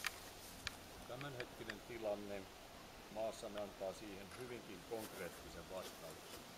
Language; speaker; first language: Finnish; native; Finnish